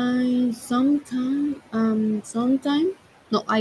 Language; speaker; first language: English; non-native, learner; Spanish